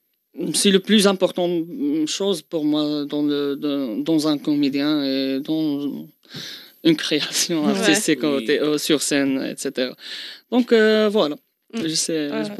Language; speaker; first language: French; non-native, local second language; Arabic